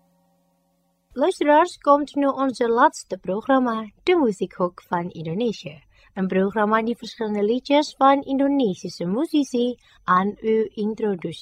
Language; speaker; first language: Dutch; non-native, fluent; Indonesian